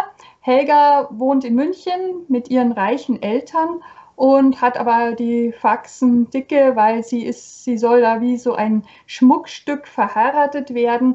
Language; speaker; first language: German; native; German